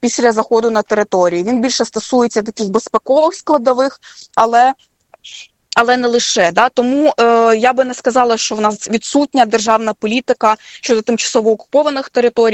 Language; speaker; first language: Ukrainian; native; Ukrainian